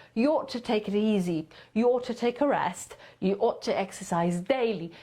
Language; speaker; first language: English; non-native, fluent; Polish